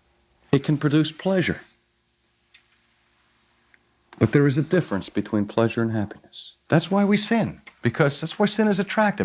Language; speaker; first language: English; native; English